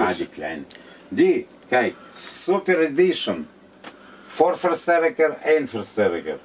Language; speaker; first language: Dutch; non-native, learner; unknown